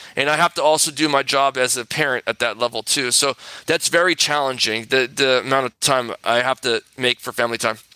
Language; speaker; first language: English; native; English